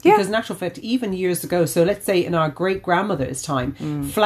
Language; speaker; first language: English; native; English